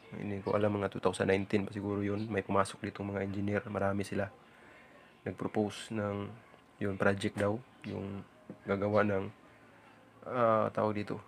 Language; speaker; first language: Filipino; non-native, local second language; Cebuano